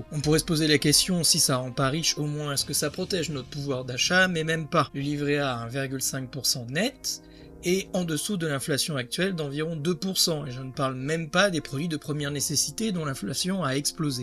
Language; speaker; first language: French; native; French